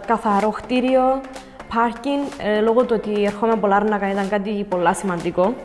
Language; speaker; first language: Greek; native; Greek